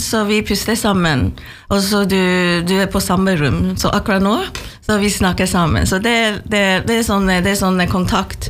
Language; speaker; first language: Norwegian; non-native, learner; Chinese